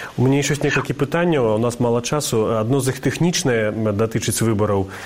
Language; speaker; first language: Belarusian; native; Belarusian